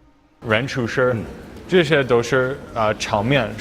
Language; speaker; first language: Chinese; non-native, fluent; English